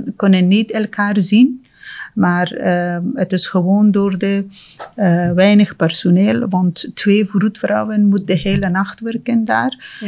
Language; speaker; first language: Dutch; non-native, fluent; Persian